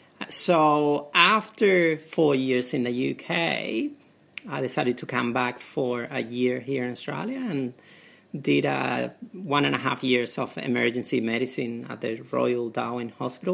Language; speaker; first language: English; non-native, fluent; Spanish